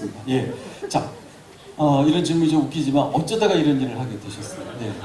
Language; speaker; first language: Korean; native; Korean